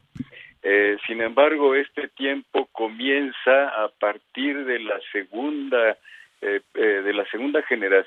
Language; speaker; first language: Spanish; native; Spanish